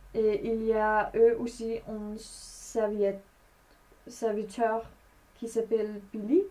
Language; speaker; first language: French; non-native, learner; Danish